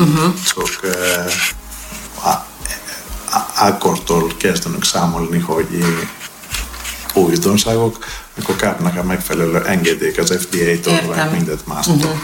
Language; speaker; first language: Hungarian; non-native, learner; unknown